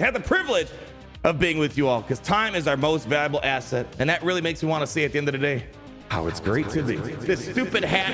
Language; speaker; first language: English; native; English